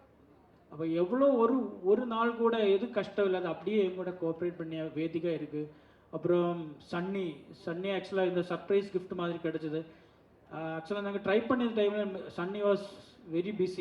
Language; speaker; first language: Tamil; non-native, learner; Malayalam